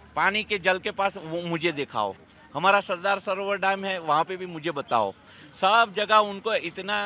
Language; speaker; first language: Hindi; non-native, local second language; Gujarati